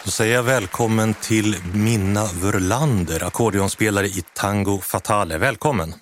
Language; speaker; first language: Swedish; native; Swedish